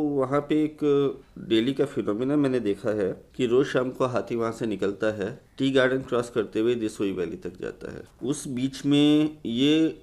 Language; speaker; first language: Hindi; native; Hindi